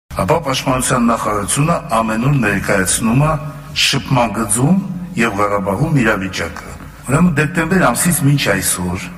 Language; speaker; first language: Armenian; native; Armenian